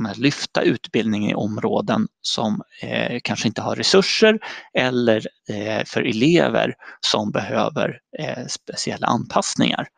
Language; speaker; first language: Swedish; native; Swedish